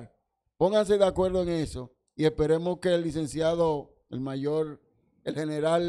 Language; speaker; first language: Spanish; native; Spanish